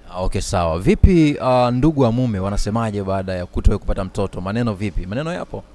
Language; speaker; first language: Swahili; native; Swahili